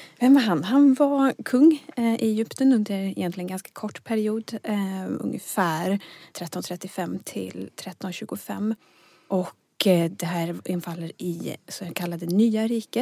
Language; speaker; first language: Swedish; native; Swedish